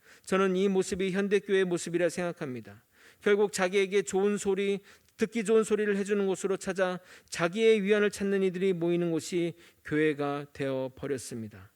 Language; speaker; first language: Korean; native; Korean